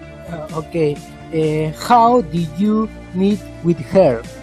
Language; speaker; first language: English; non-native, learner; Spanish